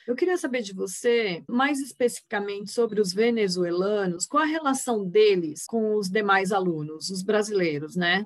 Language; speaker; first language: Portuguese; native; Portuguese